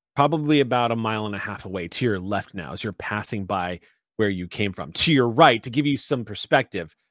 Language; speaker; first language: English; native; English